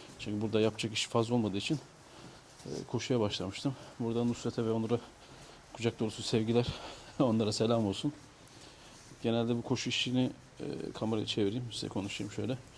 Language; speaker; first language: Turkish; native; Turkish